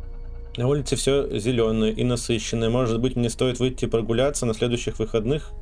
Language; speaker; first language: Russian; native; Russian